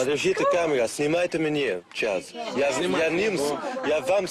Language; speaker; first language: Russian; non-native, learner; Dutch